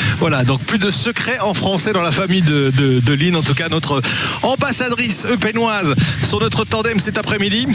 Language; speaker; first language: French; native; French